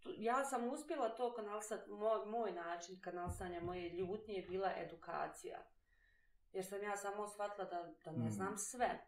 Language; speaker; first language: Bosnian; native; Bosnian